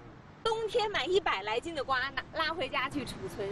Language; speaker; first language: Chinese; native; Chinese